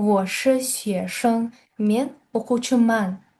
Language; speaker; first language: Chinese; non-native, fluent; Uzbek